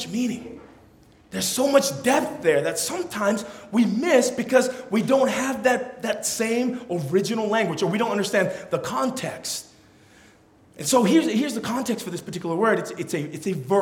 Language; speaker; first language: English; early bilingual, other home language; Tongan